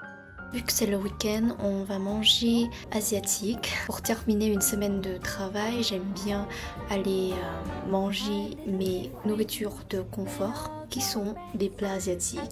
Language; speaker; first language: French; non-native, fluent; Vietnamese